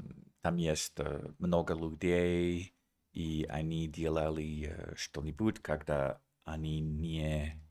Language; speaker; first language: Russian; non-native, learner; English